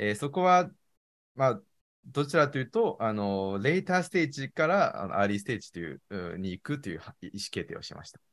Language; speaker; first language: Japanese; non-native, fluent; Chinese